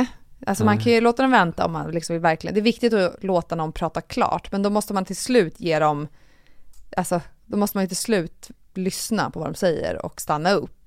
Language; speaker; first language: Swedish; native; Swedish